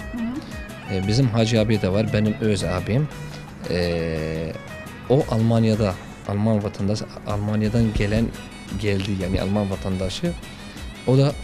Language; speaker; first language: Turkish; non-native, learner; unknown